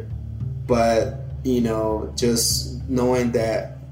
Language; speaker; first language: English; native; English